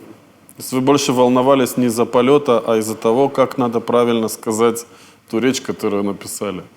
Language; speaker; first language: Russian; native; Russian